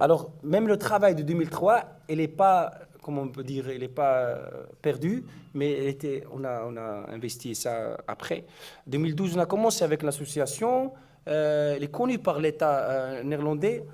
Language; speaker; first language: French; non-native, learner; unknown